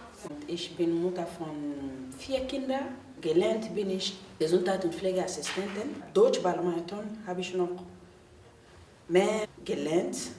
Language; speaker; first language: German; non-native, learner; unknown